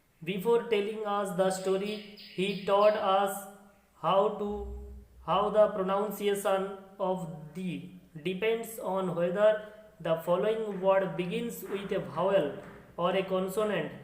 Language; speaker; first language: English; non-native, local second language; Bangla